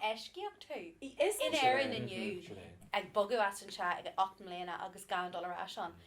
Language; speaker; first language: Irish; non-native, local second language; English